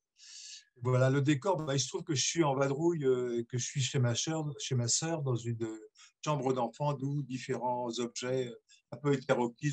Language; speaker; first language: French; native; French